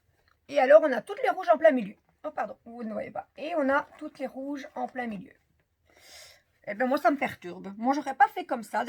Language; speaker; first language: French; native; French